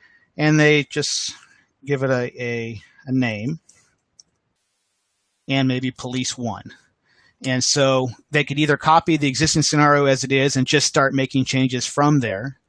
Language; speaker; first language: English; native; English